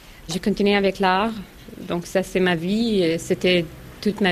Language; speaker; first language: French; non-native, local second language; Arabic